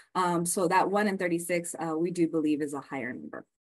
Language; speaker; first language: English; native; English